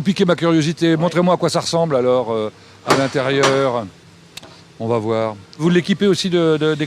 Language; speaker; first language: French; native; French